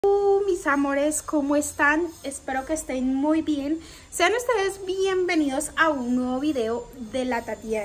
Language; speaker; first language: Spanish; native; Spanish